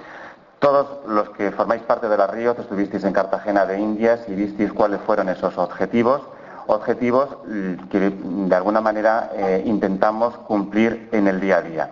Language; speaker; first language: Spanish; native; Spanish